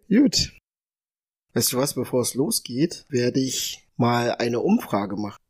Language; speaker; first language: German; early bilingual, other home language; Ga